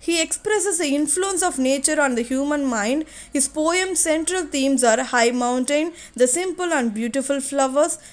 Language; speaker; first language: English; non-native, local second language; Tamil